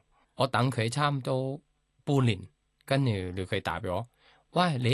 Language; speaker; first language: Cantonese; non-native, learner; Thai